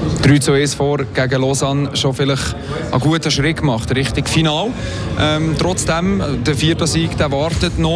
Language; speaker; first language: German; native; German